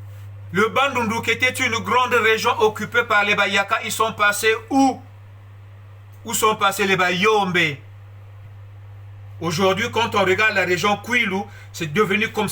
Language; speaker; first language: French; non-native, local second language; Kongo